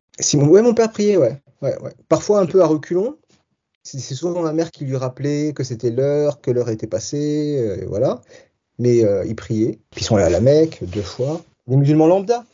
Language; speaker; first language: French; early bilingual, other home language; Tachelhit